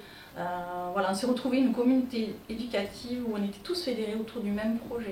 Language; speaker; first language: French; native; French